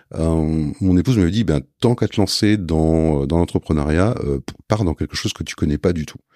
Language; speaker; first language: French; native; French